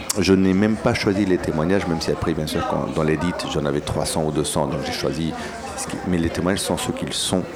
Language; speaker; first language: French; early bilingual, other home language; Spanish